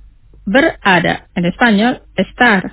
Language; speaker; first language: Spanish; non-native, fluent; Indonesian